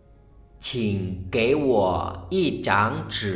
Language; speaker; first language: Chinese; non-native, fluent; Lao